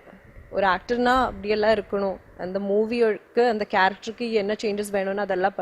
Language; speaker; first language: Tamil; non-native, learner; Malayalam